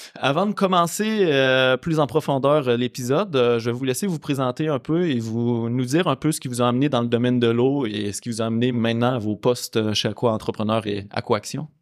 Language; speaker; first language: French; native; French